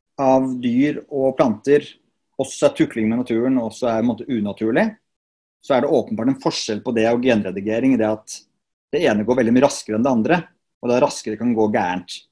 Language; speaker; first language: Norwegian; native; Norwegian